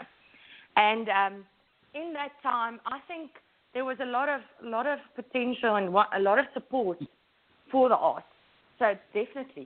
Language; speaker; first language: English; native; English